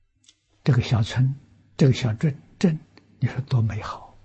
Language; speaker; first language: Chinese; native; Chinese